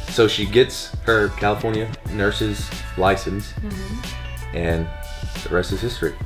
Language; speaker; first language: English; native; English